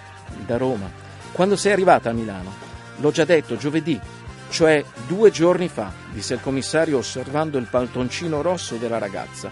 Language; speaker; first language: Italian; native; Italian